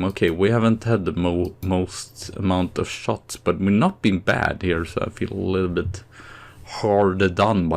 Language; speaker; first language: English; non-native, fluent; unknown